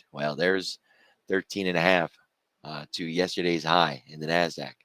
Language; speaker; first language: English; native; English